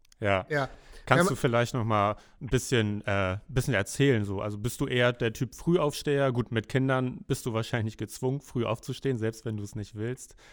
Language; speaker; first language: German; native; German